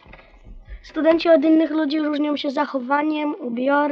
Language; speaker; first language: Polish; native; Polish